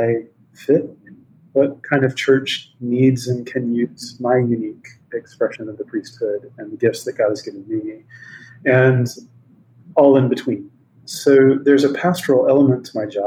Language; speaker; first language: English; native; English